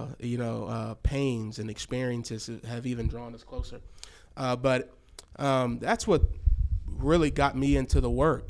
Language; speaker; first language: English; native; English